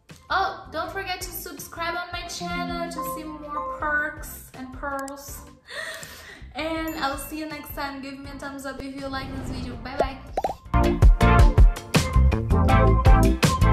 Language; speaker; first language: English; non-native, fluent; Portuguese